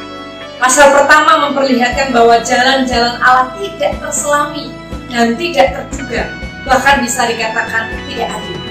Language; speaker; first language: Indonesian; native; Indonesian